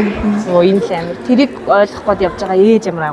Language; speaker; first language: Mongolian; native; Mongolian